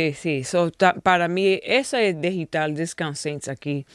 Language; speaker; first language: Spanish; early bilingual, heritage; English